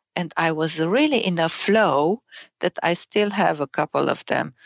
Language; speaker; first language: English; non-native, fluent; Romanian